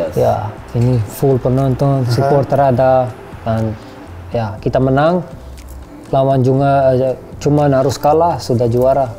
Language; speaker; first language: Indonesian; non-native, learner; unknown